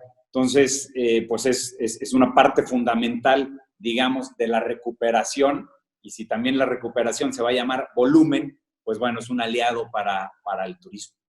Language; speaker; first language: Spanish; native; Spanish